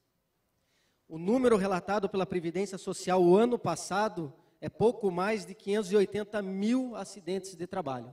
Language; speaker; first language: Portuguese; native; Portuguese